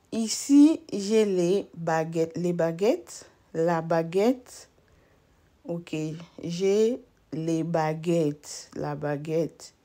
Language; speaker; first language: French; non-native, local second language; Lingala